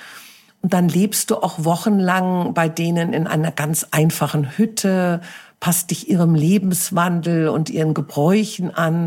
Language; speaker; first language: German; native; German